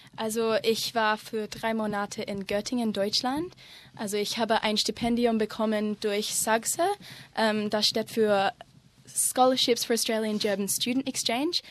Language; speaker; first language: German; non-native, learner; English